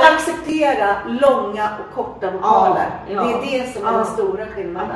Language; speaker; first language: Swedish; native; Swedish